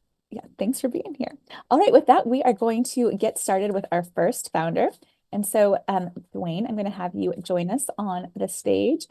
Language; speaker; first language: English; native; English